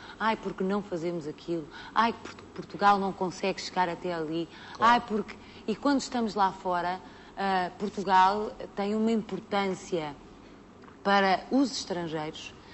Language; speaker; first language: Portuguese; native; Portuguese